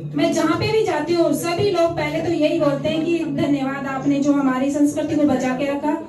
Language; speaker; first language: Hindi; native; Hindi